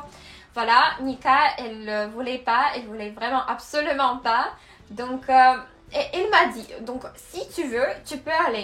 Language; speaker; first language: French; non-native, fluent; Russian